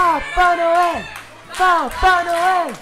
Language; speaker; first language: Arabic; native; Arabic